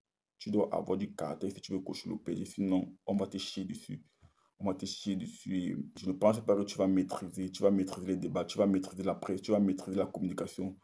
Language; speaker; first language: French; native; French